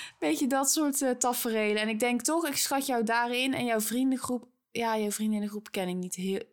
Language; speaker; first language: Dutch; native; Dutch